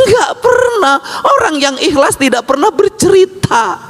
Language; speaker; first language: Indonesian; native; Indonesian